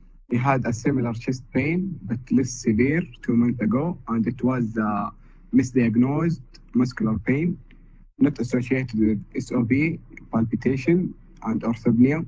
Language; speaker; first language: English; non-native, fluent; Arabic